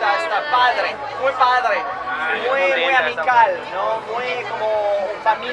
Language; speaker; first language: Spanish; non-native, learner; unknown